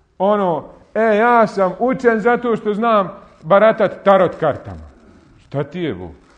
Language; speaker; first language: Bosnian; native; Bosnian